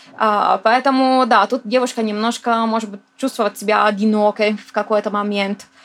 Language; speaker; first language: Russian; non-native, fluent; Italian